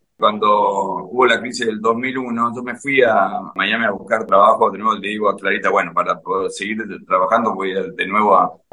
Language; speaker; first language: Spanish; native; Spanish